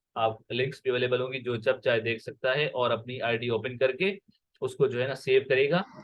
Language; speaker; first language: Urdu; non-native, local second language; Sindhi